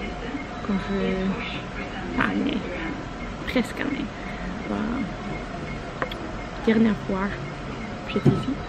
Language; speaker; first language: French; non-native, learner; Norwegian